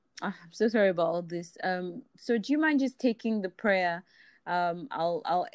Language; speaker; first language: English; non-native, local second language; Igbo